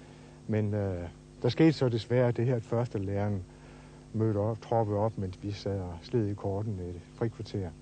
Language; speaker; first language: Danish; native; Danish